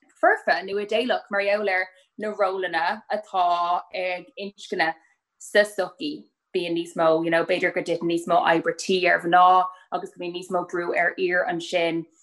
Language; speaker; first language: Irish; native; Irish